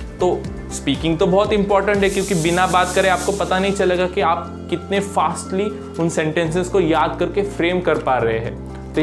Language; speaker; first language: Hindi; non-native, local second language; Marathi